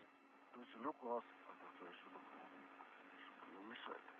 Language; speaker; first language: Russian; native; Russian